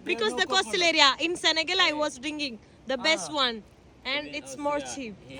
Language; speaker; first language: English; non-native, local second language; Malayalam